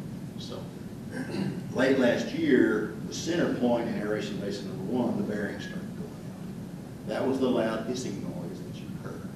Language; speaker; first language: English; native; English